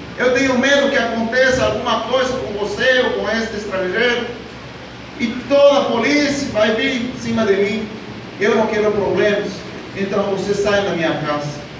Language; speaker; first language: Portuguese; non-native, fluent; Spanish